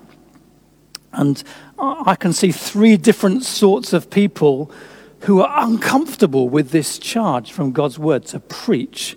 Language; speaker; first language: English; native; English